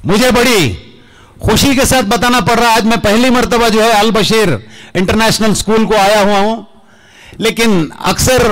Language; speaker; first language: Hindi; non-native, local second language; Kannada